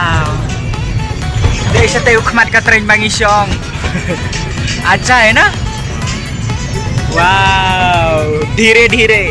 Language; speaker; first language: Hindi; non-native, local second language; Khasi